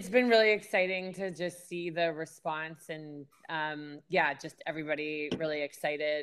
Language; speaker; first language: English; native; English